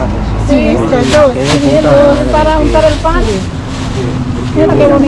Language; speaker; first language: Spanish; non-native, fluent; Filipino